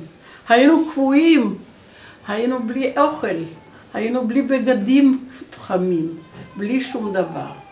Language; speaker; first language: Hebrew; non-native, fluent; Polish